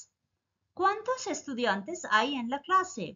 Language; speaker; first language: Spanish; non-native, fluent; Bangla